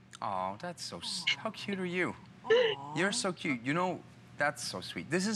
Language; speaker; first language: English; native; English